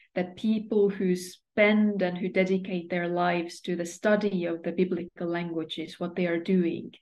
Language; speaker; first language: English; non-native, fluent; Estonian